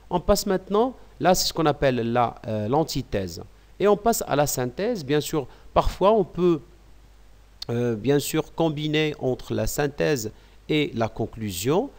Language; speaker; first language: French; non-native, local second language; Arabic